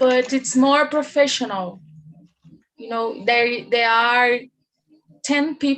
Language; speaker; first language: English; non-native, learner; Portuguese